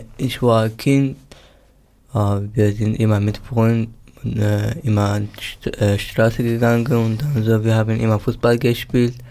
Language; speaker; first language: German; non-native, learner; Turkish